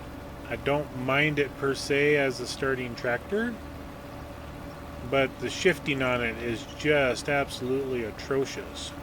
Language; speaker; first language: English; native; English